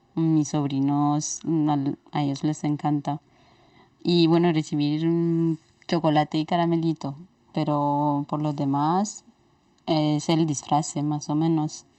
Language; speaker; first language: Spanish; non-native, fluent; Romanian